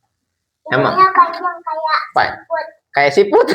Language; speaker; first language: Indonesian; non-native, local second language; Sundanese